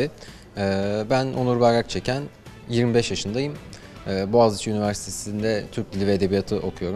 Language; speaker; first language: Turkish; native; Turkish